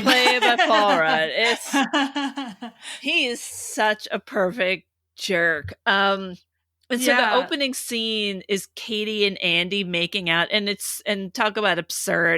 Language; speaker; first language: English; native; English